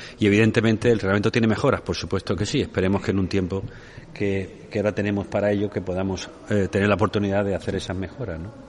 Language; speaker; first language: Spanish; native; Spanish